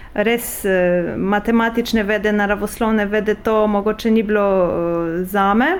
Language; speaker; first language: Slovenian; non-native, fluent; Polish